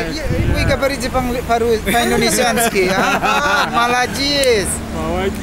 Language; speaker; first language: Russian; non-native, learner; Indonesian